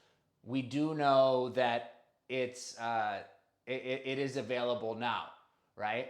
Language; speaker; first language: English; native; English